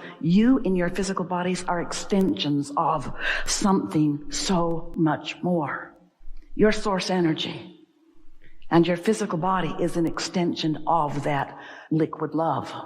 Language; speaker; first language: English; native; English